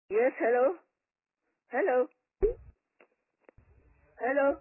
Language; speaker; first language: English; early bilingual, other home language; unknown